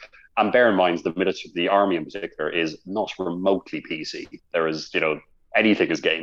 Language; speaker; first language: English; native; English